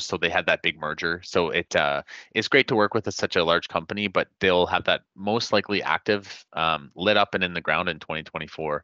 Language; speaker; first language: English; native; English